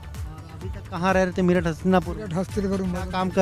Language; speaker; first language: Hindi; native; Hindi